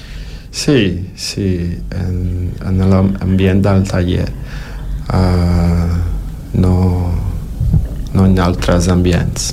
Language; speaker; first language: Catalan; non-native, local second language; Spanish